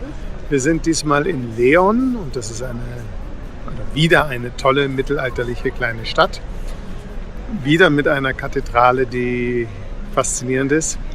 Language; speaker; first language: German; native; German